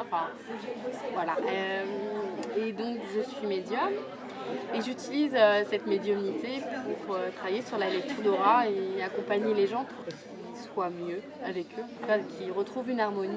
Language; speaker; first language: French; native; French